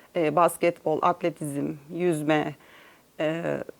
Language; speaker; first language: Turkish; native; Turkish